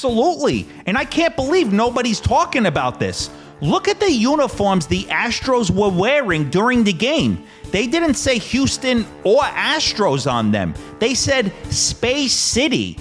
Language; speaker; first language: English; native; English